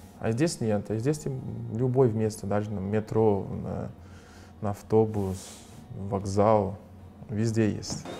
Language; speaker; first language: Russian; non-native, fluent; Portuguese